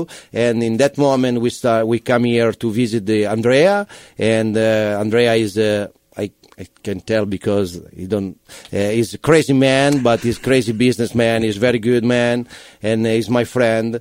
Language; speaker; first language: English; non-native, learner; Italian